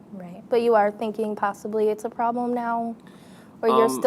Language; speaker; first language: English; native; English